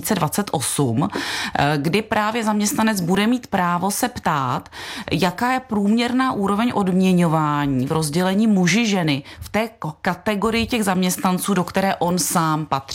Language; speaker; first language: Czech; native; Czech